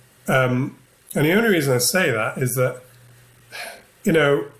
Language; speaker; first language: English; native; English